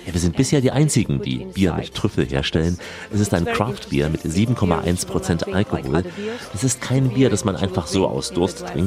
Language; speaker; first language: German; native; German